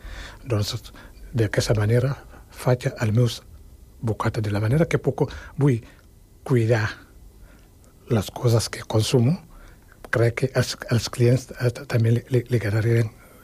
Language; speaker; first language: Catalan; non-native, fluent; Wolof